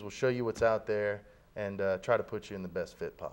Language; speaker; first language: English; native; English